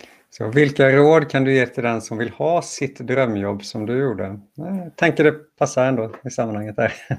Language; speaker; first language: Swedish; native; Swedish